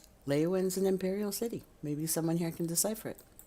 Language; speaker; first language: English; native; English